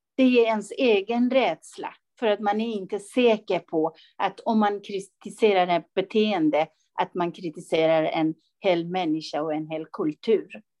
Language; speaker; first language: Swedish; non-native, fluent; Persian